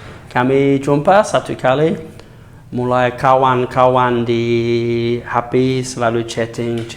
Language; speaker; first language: Indonesian; non-native, learner; English